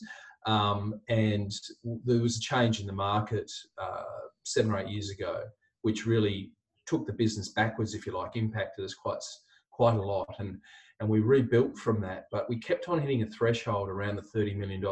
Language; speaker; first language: English; native; English